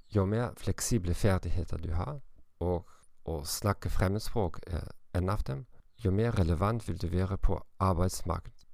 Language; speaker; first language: Norwegian; non-native, learner; German